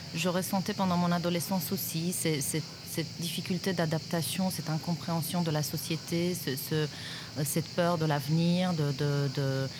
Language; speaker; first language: French; non-native, fluent; Romanian